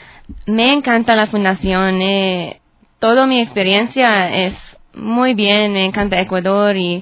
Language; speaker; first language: Spanish; non-native, learner; English